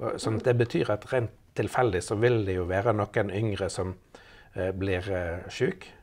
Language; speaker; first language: Norwegian; native; Norwegian